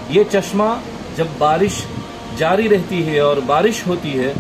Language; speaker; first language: Hindi; non-native, local second language; Gujarati